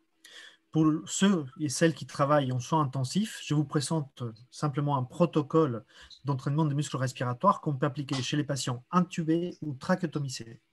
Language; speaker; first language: French; native; French